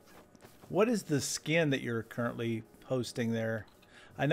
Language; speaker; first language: English; native; English